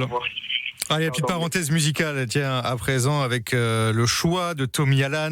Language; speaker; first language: French; native; French